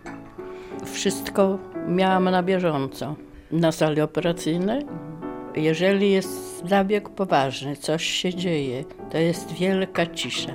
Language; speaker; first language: Polish; native; Polish